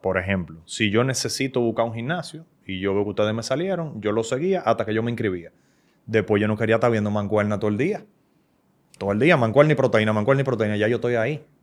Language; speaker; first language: Spanish; native; Spanish